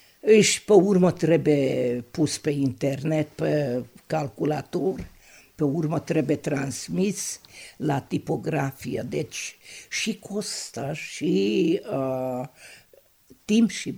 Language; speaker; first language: Romanian; non-native, local second language; Hungarian